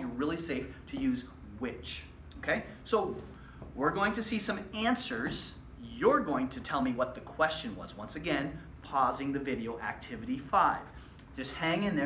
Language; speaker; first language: English; native; English